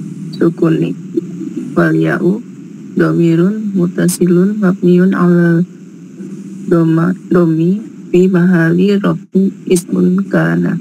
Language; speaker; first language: Arabic; non-native, learner; Indonesian